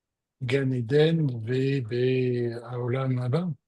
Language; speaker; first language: Hebrew; non-native, learner; French